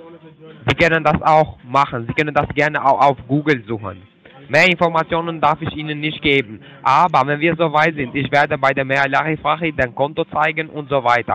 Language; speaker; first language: German; non-native, fluent; Turkish